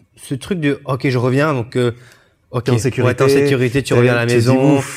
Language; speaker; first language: French; early bilingual, other home language; Chinese